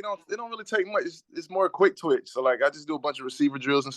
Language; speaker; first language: English; native; English